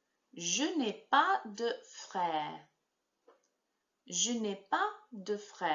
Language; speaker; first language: French; non-native, fluent; English